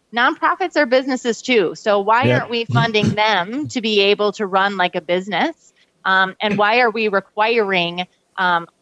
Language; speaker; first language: English; native; English